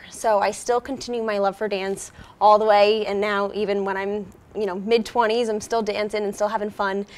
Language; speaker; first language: English; native; English